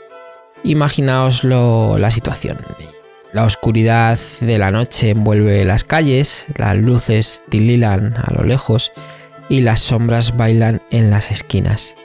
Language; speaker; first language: Spanish; native; Spanish